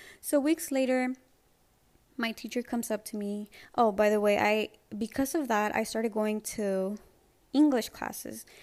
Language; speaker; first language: English; early bilingual, other home language; Spanish